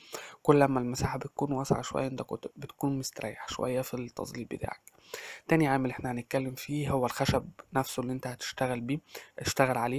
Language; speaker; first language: Arabic; native; Arabic